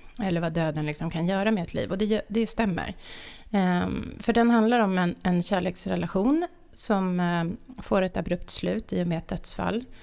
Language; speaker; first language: Swedish; native; Swedish